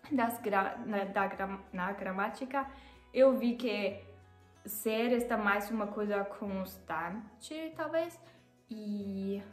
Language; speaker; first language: Portuguese; non-native, learner; German